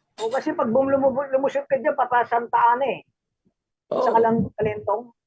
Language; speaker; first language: Filipino; native; Filipino